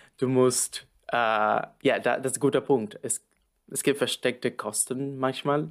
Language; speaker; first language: German; non-native, fluent; Spanish